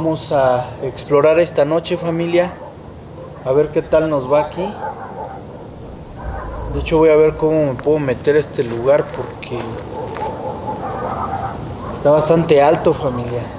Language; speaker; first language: Spanish; native; Spanish